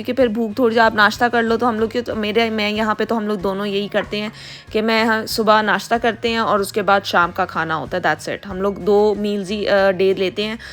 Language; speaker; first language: Urdu; native; Urdu